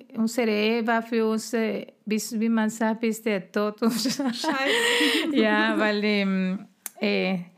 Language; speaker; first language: German; non-native, fluent; Spanish